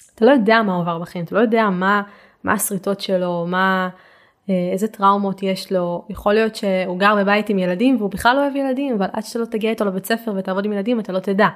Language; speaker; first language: Hebrew; native; Hebrew